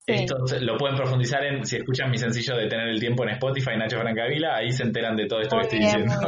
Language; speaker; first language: Spanish; native; Spanish